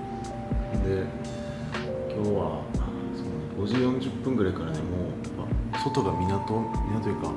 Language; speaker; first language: Japanese; native; Japanese